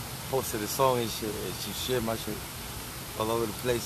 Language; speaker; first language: English; early bilingual, other home language; Spanish